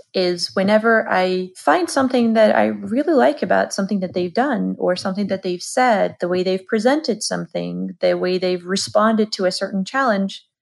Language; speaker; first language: English; non-native, fluent; Georgian